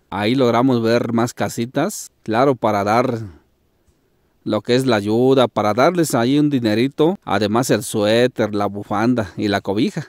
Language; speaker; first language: Spanish; native; Spanish